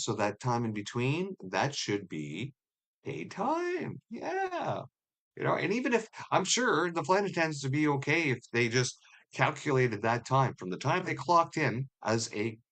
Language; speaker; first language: English; native; English